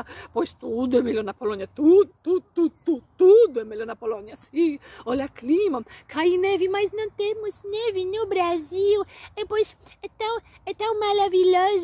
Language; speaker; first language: Portuguese; non-native, fluent; Polish